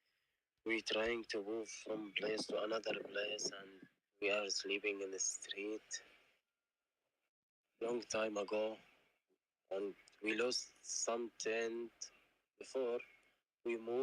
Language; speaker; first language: English; non-native, learner; Arabic